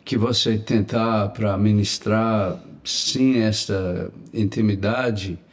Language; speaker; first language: Portuguese; non-native, learner; English